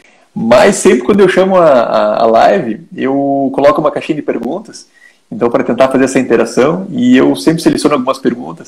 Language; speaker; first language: Portuguese; native; Portuguese